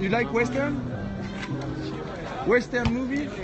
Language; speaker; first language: English; non-native, learner; French